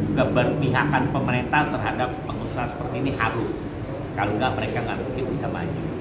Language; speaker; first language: Indonesian; early bilingual, heritage; Indonesian